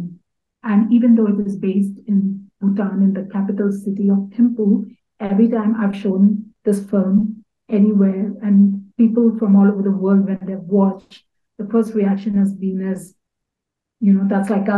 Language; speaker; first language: English; non-native, local second language; Kachhi